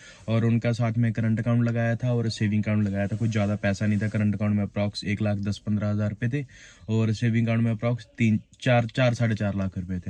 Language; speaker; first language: Hindi; native; Hindi